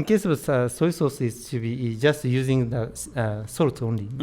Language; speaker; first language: English; non-native, learner; Japanese